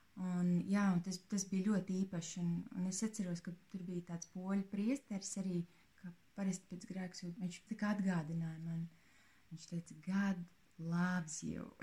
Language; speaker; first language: Latvian; native; Latvian